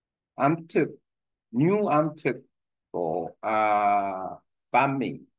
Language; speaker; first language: Vietnamese; non-native, learner; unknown